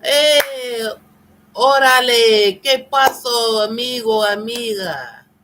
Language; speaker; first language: Spanish; non-native, learner; English